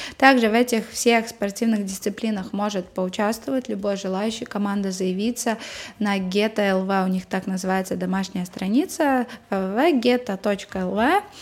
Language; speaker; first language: Russian; native; Russian